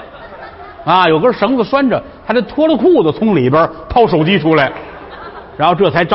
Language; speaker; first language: Chinese; native; Chinese